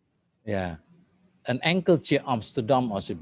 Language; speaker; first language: Dutch; non-native, fluent; Indonesian